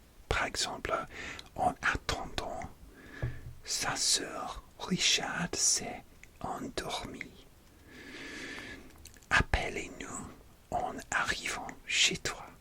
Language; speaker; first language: French; non-native, learner; English